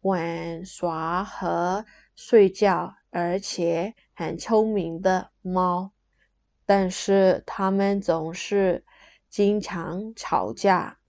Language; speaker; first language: Chinese; non-native, fluent; Burmese